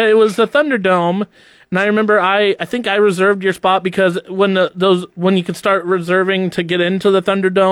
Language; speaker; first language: English; native; English